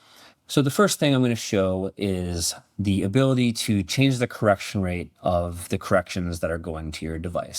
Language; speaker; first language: English; native; English